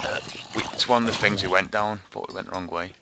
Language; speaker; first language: English; native; English